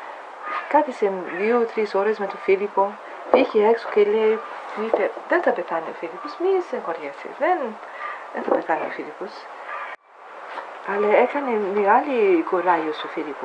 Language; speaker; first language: Greek; non-native, fluent; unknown